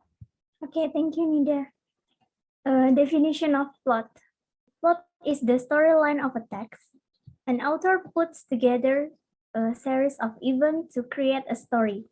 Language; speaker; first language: English; non-native, learner; Indonesian